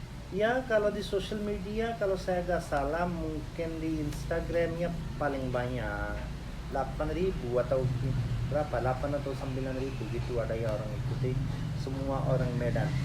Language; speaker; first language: Indonesian; non-native, learner; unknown